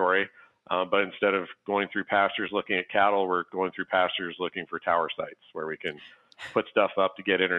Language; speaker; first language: English; native; English